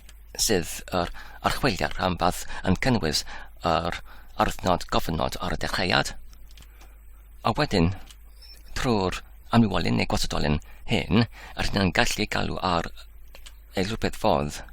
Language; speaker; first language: Welsh; non-native, learner; English